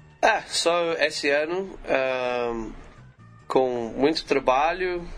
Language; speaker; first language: Portuguese; non-native, learner; English